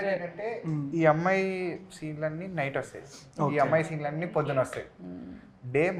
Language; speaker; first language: Telugu; native; Telugu